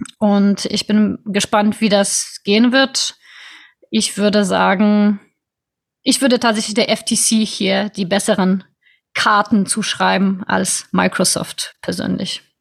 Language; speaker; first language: German; non-native, fluent; Polish